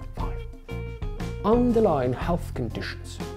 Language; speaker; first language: English; non-native, fluent; Ukrainian